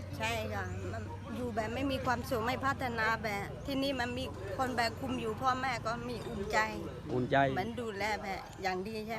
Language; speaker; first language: Thai; non-native, learner; Burmese